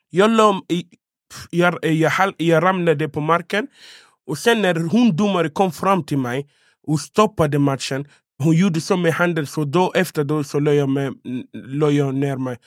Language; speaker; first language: Swedish; non-native, fluent; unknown